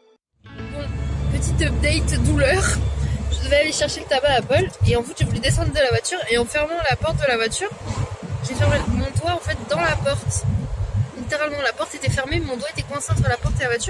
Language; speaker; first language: French; native; French